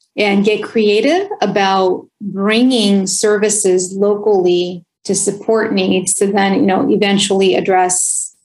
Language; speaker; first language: English; early bilingual, other home language; Spanish